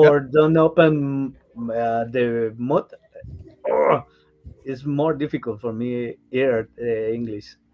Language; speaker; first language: English; non-native, learner; Spanish